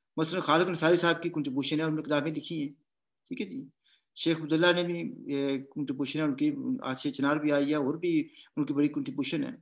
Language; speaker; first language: Urdu; non-native, local second language; Pahari-Potwari